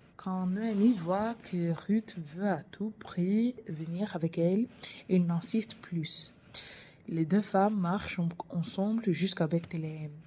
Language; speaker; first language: French; non-native, learner; English